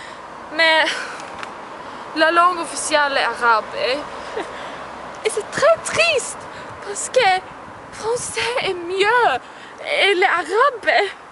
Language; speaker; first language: French; non-native, learner; Swedish